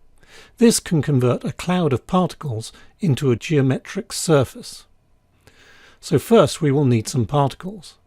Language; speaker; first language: English; native; English